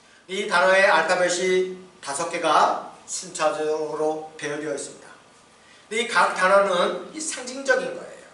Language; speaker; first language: Korean; native; Korean